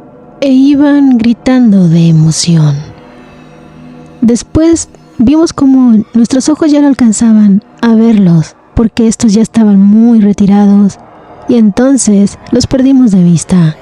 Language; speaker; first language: Spanish; native; Spanish